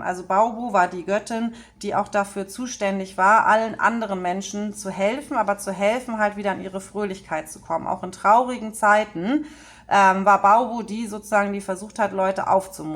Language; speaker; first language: German; native; German